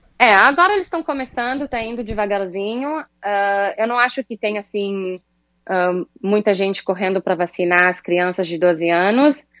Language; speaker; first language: Portuguese; early bilingual, heritage; Portuguese